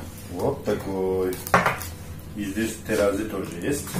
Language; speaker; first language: Russian; non-native, learner; Turkish